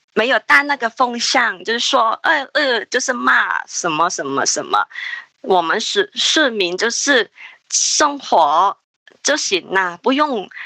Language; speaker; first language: Chinese; non-native, local second language; Cantonese